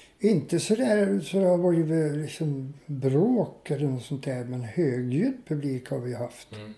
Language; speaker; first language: Swedish; native; Swedish